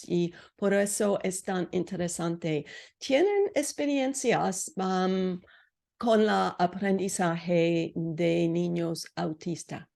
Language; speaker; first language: Spanish; non-native, learner; English